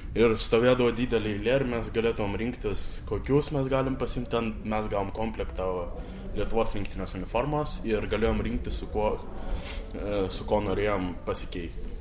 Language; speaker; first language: Lithuanian; early bilingual, other home language; Russian